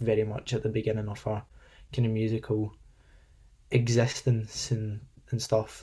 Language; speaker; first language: English; native; English